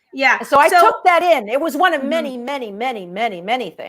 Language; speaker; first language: English; native; English